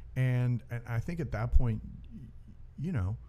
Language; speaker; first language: English; early bilingual, other home language; Spanish